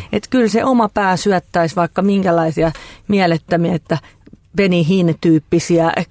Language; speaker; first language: Finnish; native; Finnish